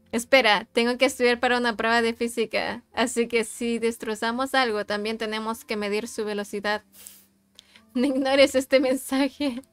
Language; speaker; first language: Spanish; native; Spanish